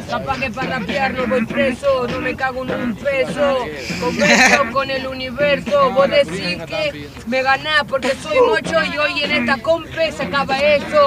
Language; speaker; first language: Spanish; native; Spanish